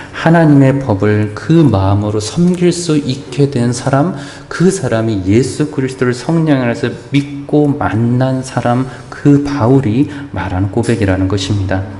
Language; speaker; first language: Korean; native; Korean